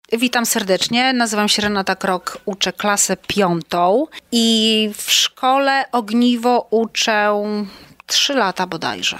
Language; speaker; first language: Polish; native; Polish